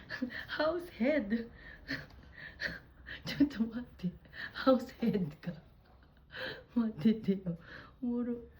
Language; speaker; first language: Japanese; non-native, fluent; Filipino